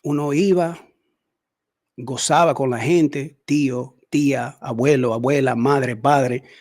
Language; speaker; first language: Spanish; early bilingual, heritage; Spanish